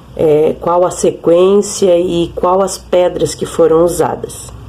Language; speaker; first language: Portuguese; native; Portuguese